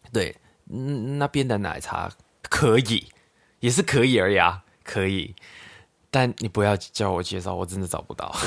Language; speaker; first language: Chinese; non-native, local second language; Cantonese